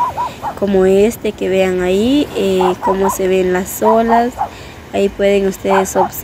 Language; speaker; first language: Spanish; native; Spanish